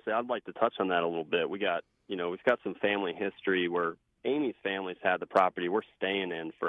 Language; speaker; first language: English; native; English